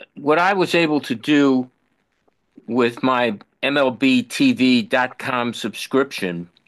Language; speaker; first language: English; native; English